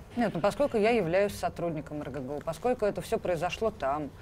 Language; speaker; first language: Russian; native; Russian